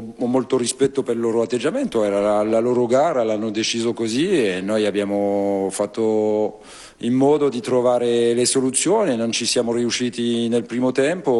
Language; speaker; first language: Italian; non-native, fluent; French